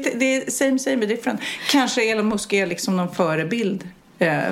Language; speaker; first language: Swedish; native; Swedish